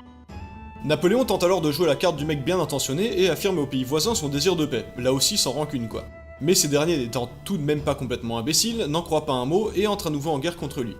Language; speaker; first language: French; native; French